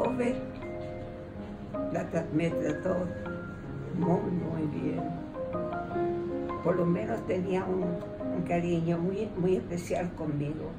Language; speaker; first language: Spanish; early bilingual, other home language; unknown